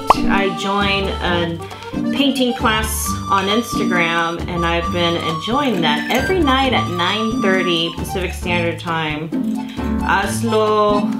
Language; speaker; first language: English; early bilingual, other home language; Spanish